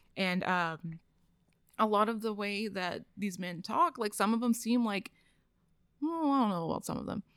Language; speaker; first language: English; native; English